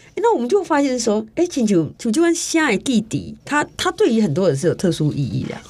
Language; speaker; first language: Chinese; native; Chinese